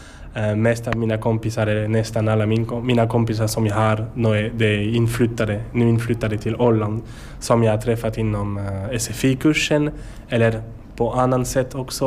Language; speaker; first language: Swedish; non-native, learner; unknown